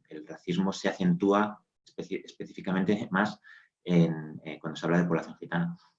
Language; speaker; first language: Spanish; native; Spanish